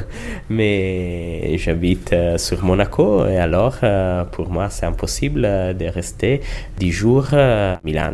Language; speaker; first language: French; non-native, learner; Italian